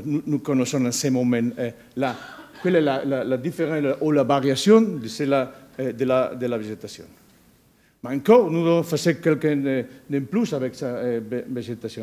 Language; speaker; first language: French; non-native, learner; Spanish